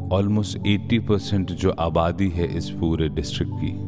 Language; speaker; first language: Hindi; native; Hindi